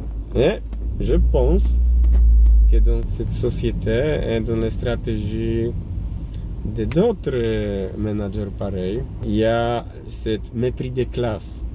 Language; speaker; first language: French; non-native, learner; Polish